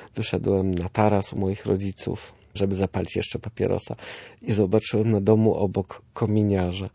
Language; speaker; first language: Polish; early bilingual, other home language; German